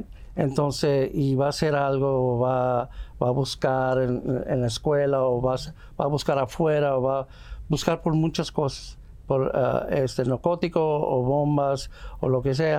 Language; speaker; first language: Spanish; early bilingual, heritage; Spanish